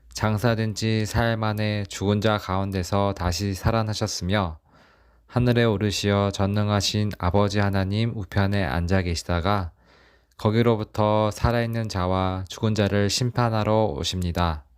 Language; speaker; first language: Korean; native; Korean